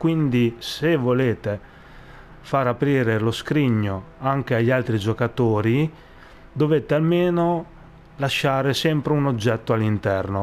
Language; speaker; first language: Italian; native; Italian